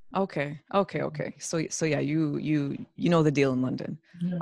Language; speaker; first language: English; native; English